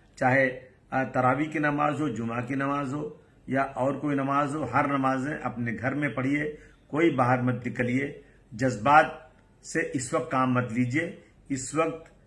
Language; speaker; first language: Hindi; native; Hindi